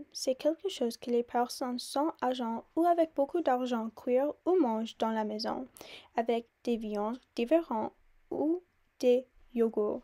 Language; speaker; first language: French; non-native, learner; English